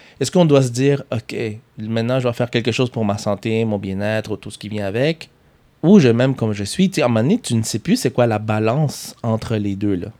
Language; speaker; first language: French; non-native, fluent; Spanish